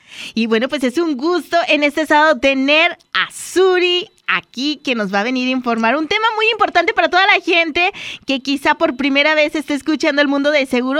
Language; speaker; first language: Spanish; native; Spanish